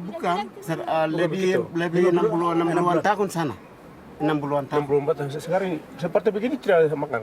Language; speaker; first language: Indonesian; non-native, local second language; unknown